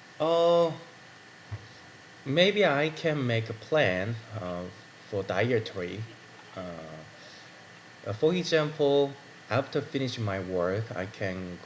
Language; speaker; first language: English; non-native, learner; Korean